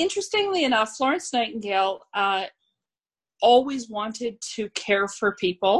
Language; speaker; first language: English; native; English